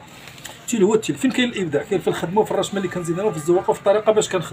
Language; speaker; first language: Arabic; native; Arabic